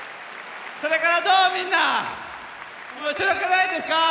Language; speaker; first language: Japanese; early bilingual, other home language; Portuguese